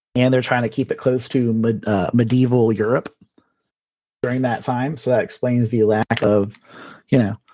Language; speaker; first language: English; native; English